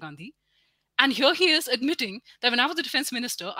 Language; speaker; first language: English; non-native, local second language; Hindi